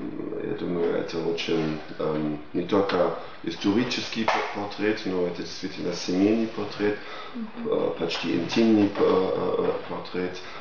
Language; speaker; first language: Russian; non-native, fluent; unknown